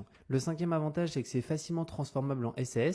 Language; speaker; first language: French; native; French